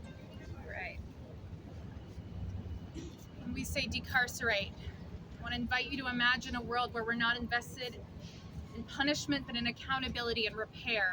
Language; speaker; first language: English; native; English